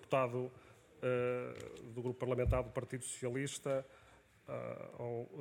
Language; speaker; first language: Portuguese; native; Portuguese